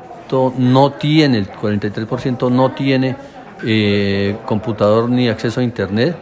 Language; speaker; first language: Spanish; native; Spanish